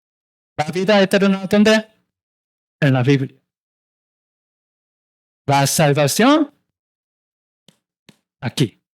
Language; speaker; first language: Spanish; non-native, learner; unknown